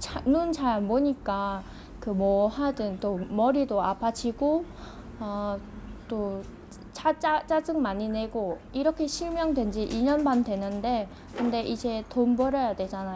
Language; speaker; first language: Korean; non-native, fluent; Vietnamese